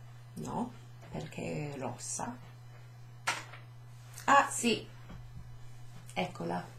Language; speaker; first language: Italian; non-native, fluent; English